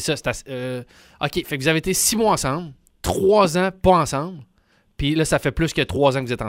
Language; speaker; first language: French; native; French